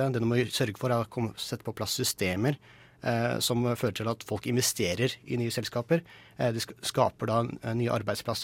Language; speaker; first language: Norwegian; native; Norwegian